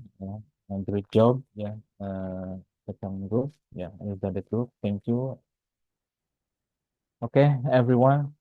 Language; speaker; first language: English; non-native, fluent; Indonesian